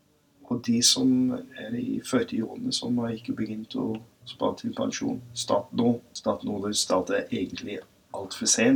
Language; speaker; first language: Norwegian; non-native, fluent; English